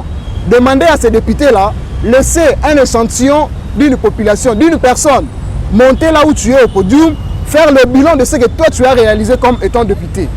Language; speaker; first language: French; non-native, local second language; Lingala